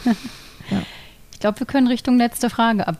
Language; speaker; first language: German; native; German